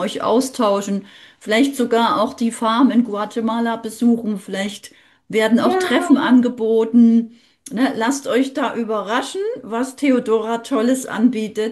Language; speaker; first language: German; native; German